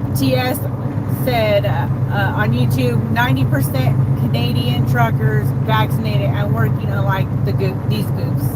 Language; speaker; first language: English; native; English